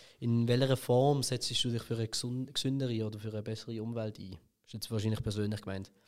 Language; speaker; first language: German; early bilingual, other home language; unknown